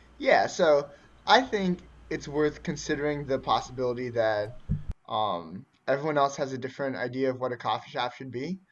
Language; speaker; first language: English; early bilingual, other home language; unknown